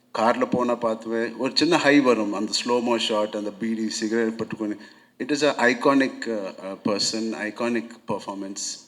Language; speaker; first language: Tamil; non-native, local second language; Telugu